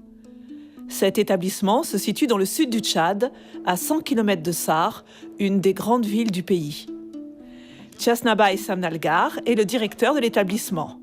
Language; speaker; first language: French; native; French